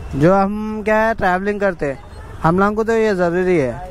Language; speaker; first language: Hindi; non-native, local second language; Telugu